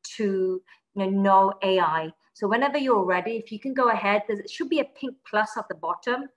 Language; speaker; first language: English; native; English